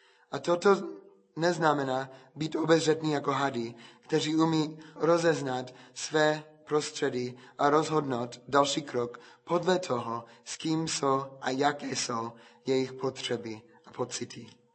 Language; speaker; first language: Czech; non-native, fluent; English